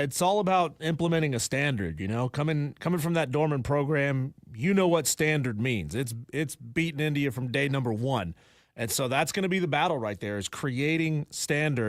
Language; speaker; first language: English; native; English